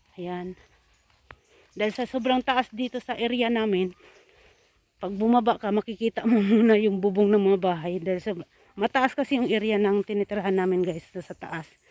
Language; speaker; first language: Filipino; non-native, local second language; Cebuano